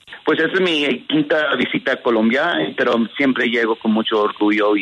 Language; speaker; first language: Spanish; early bilingual, heritage; Spanish